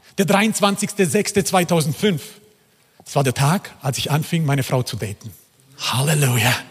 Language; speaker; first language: German; non-native, fluent; Croatian